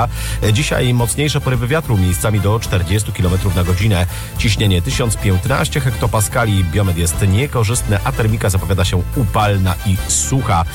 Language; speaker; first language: Polish; native; Polish